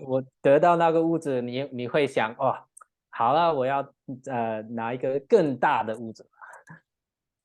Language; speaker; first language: Chinese; non-native, learner; English